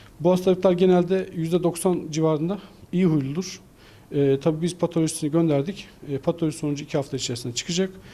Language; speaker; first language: Turkish; native; Turkish